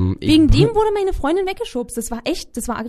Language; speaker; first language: German; native; German